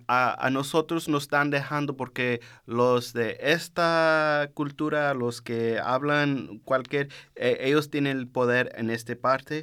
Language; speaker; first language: Spanish; early bilingual, heritage; Spanish